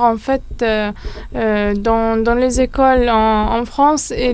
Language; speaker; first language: French; non-native, learner; Arabic